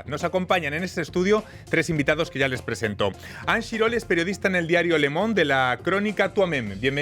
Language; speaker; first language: Spanish; native; Spanish